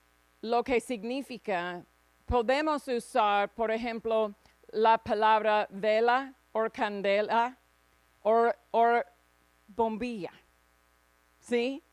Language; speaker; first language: Spanish; non-native, fluent; English